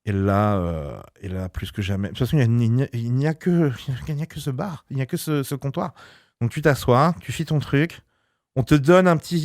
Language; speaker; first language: French; native; French